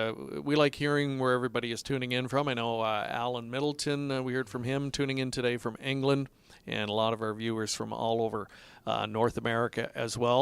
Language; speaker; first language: English; native; English